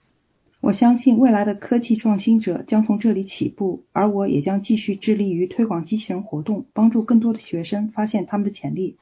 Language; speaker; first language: Chinese; native; Chinese